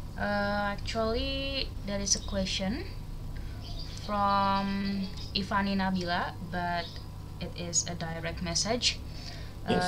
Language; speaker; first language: English; non-native, learner; Indonesian